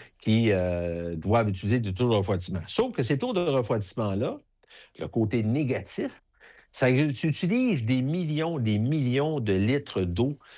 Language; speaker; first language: French; native; French